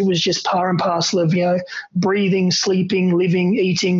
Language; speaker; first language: English; native; English